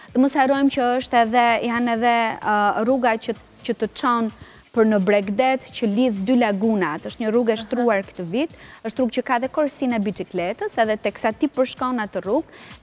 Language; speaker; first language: Albanian; native; Albanian